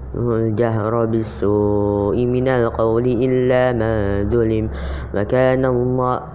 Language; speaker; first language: Arabic; non-native, learner; Indonesian